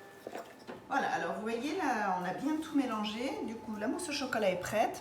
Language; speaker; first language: French; native; French